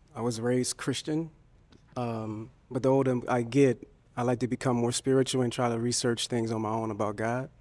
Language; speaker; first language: English; native; English